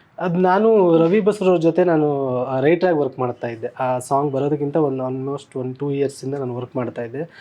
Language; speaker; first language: Kannada; native; Kannada